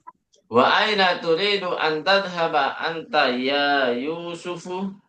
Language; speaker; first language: Arabic; non-native, fluent; Indonesian